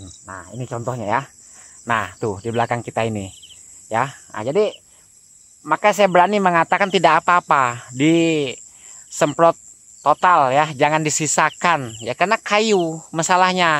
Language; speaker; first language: Indonesian; native; Indonesian